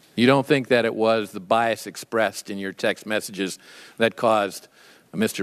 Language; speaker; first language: English; native; English